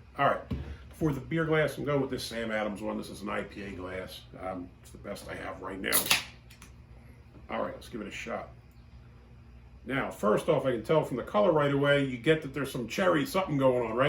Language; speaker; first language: English; native; English